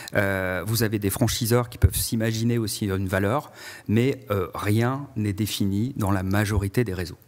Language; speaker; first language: French; native; French